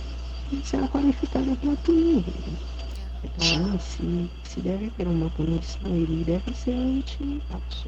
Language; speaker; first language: Portuguese; non-native, learner; Haitian Creole